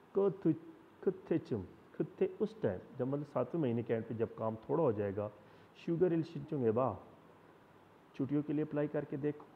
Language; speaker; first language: Urdu; non-native, local second language; Punjabi